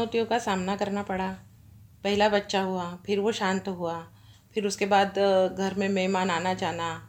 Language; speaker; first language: Hindi; non-native, local second language; Marathi